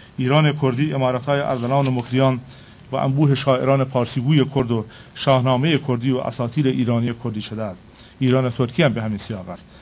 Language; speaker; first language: Persian; non-native, local second language; Kurdish